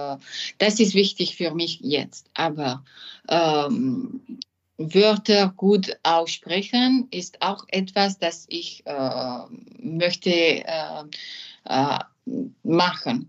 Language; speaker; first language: German; non-native, learner; French